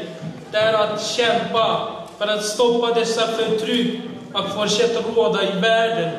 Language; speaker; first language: Swedish; non-native, fluent; Uyghur